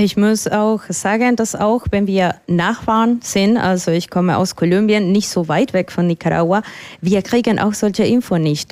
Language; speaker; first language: German; non-native, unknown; Spanish